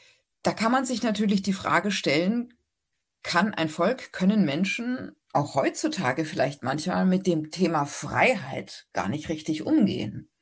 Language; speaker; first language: German; native; German